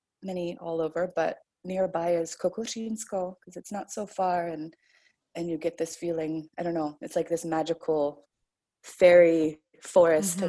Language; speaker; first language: English; native; English